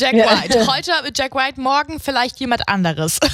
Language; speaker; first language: German; native; German